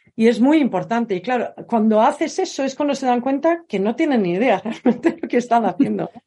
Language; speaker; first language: Spanish; non-native, fluent; Swedish